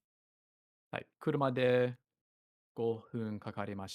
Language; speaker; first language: Japanese; non-native, learner; English